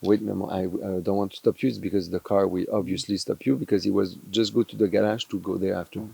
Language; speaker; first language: English; non-native, learner; French